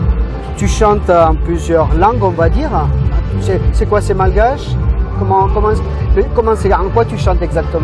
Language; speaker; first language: French; native; French